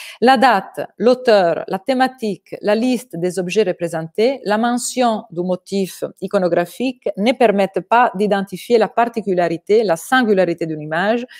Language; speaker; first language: French; non-native, fluent; Italian